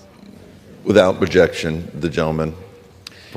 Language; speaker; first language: English; native; English